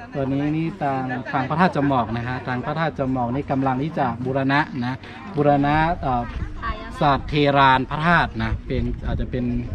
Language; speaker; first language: Thai; non-native, local second language; Khün